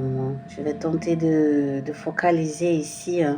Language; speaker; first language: French; non-native, fluent; Portuguese